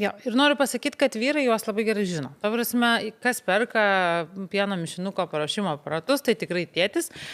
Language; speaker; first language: Lithuanian; native; Lithuanian